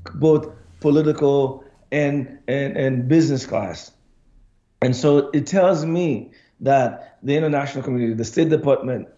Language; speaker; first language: English; non-native, fluent; Haitian Creole